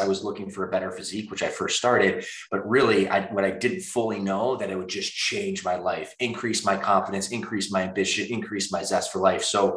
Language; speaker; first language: English; native; English